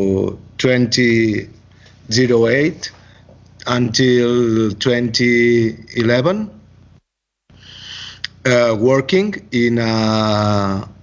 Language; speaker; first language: English; non-native, learner; Catalan